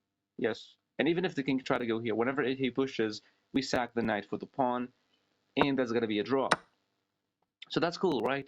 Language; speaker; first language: English; non-native, fluent; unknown